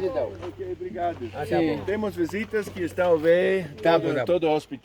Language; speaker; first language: Portuguese; non-native, learner; English